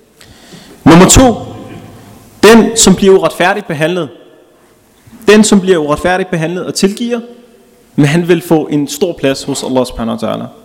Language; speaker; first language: Danish; early bilingual, other home language; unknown